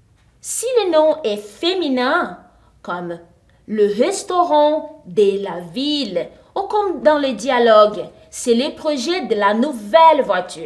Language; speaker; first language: French; non-native, fluent; Portuguese